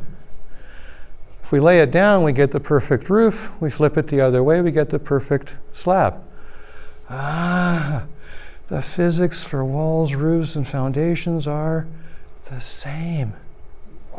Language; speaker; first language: English; native; English